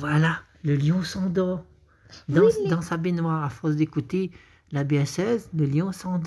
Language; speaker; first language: French; native; French